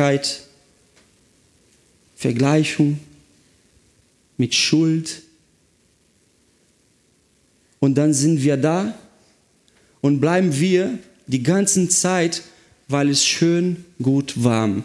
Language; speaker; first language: German; non-native, fluent; Portuguese